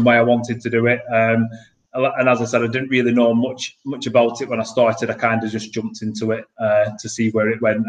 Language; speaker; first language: English; native; English